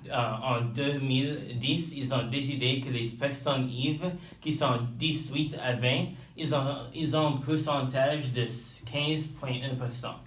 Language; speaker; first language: French; non-native, learner; English